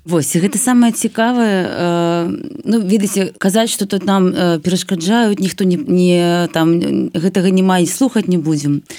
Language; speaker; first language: Belarusian; native; Belarusian